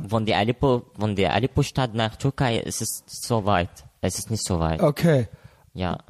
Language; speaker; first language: German; non-native, fluent; Arabic